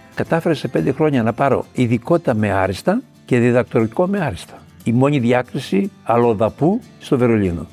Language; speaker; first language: Greek; native; Greek